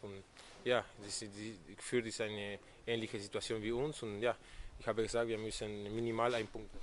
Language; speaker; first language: German; non-native, fluent; Spanish